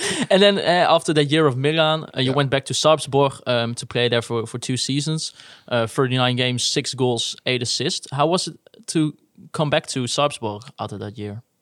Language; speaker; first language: English; non-native, fluent; Dutch